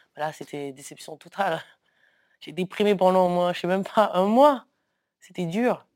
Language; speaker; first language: French; early bilingual, other home language; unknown